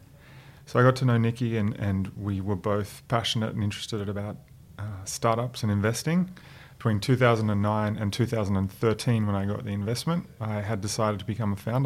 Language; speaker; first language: English; native; English